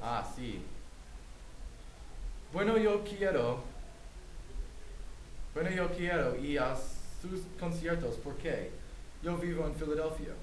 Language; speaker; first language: Spanish; non-native, learner; English